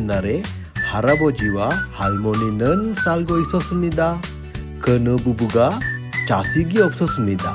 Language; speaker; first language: Korean; non-native, fluent; Sinhala